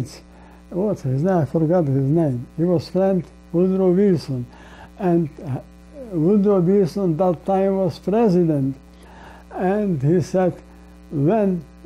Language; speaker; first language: English; non-native, learner; Polish